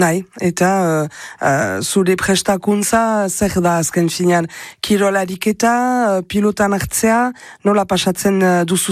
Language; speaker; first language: Basque; native; Basque